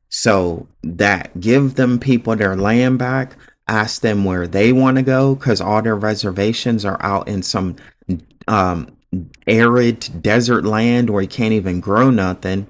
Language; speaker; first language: English; native; English